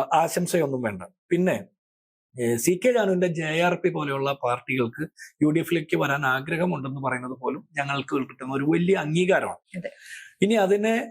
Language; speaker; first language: Malayalam; native; Malayalam